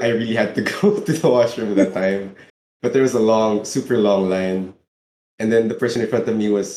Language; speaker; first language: English; non-native, local second language; Filipino